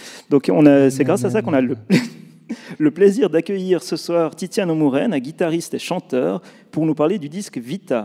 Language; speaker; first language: French; native; French